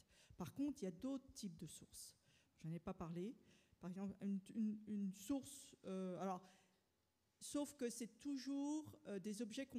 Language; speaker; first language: French; native; French